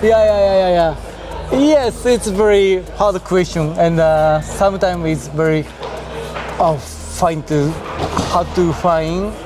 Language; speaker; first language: English; non-native, learner; Japanese